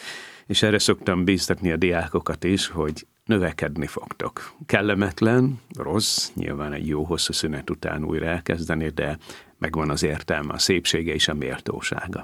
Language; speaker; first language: Hungarian; native; Hungarian